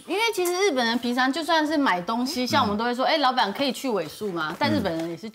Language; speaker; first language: Chinese; native; Chinese